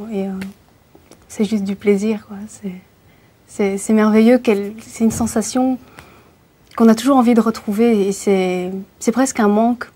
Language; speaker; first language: French; early bilingual, other home language; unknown